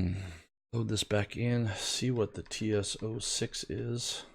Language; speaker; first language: English; native; English